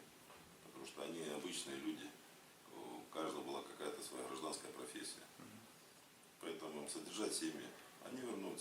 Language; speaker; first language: Russian; native; Russian